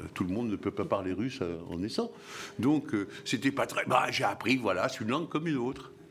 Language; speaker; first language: French; early bilingual, other home language; Arabic